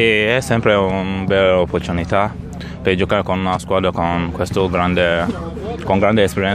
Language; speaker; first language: Italian; non-native, learner; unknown